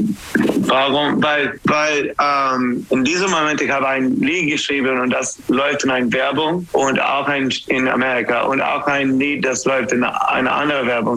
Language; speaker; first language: German; non-native, learner; English